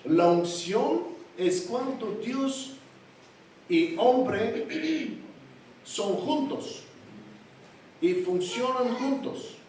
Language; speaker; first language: Spanish; non-native, fluent; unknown